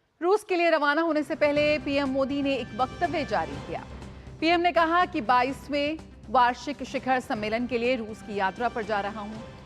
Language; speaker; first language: Hindi; native; Hindi